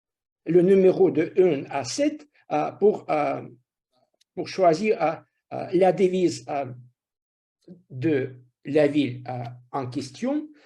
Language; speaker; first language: French; non-native, fluent; Russian